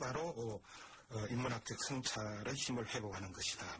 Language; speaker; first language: Korean; native; Korean